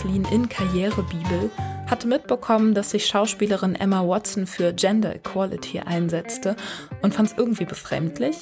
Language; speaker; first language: German; native; German